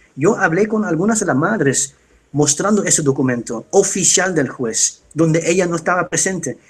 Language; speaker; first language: Spanish; non-native, fluent; Dutch